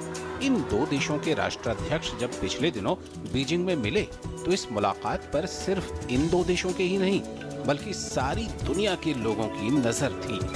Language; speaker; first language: Hindi; native; Hindi